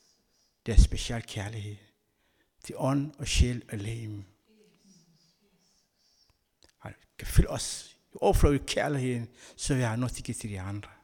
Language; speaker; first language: Danish; non-native, learner; Kabuverdianu